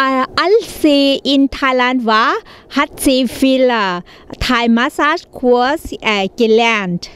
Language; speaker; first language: German; non-native, learner; Thai